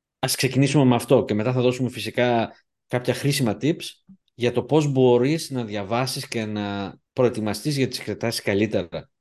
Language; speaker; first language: Greek; early bilingual, heritage; Greek